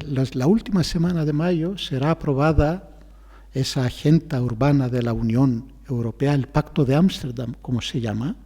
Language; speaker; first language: Spanish; non-native, fluent; Greek